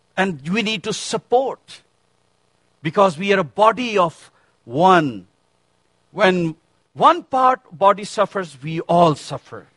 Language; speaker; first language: English; non-native, local second language; Urdu